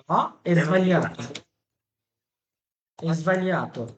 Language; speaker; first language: Italian; non-native, fluent; Bangla